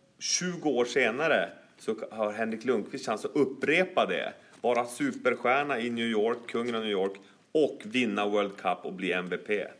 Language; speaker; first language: Swedish; native; Swedish